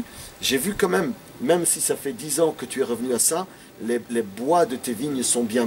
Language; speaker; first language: French; native; French